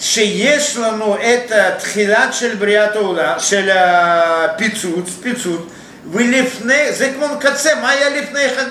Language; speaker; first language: Hebrew; non-native, fluent; Russian